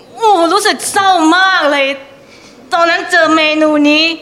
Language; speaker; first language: Thai; non-native, fluent; Chinese